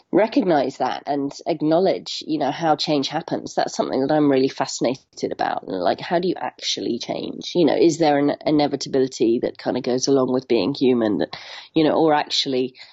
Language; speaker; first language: English; native; English